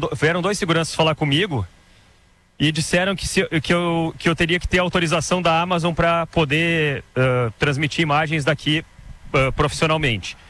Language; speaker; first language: Portuguese; native; Portuguese